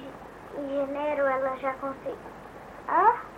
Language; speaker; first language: Portuguese; early bilingual, heritage; Portuguese